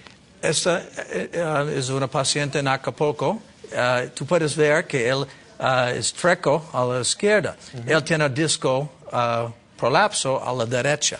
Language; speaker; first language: Spanish; non-native, learner; English